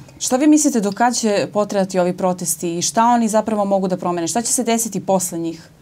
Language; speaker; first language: Bosnian; native; Bosnian